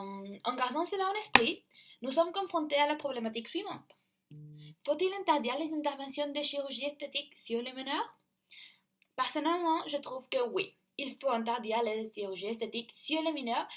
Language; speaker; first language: French; non-native, learner; Spanish